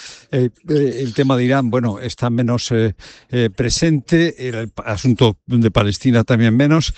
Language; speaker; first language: Spanish; native; Spanish